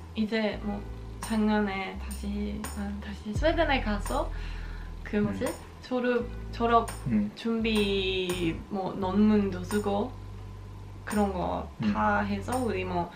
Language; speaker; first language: Korean; non-native, fluent; Swedish